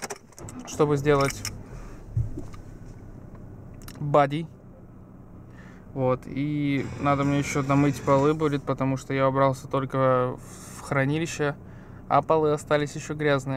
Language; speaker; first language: Russian; native; Russian